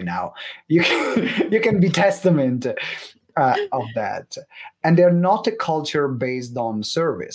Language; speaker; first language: English; non-native, fluent; Italian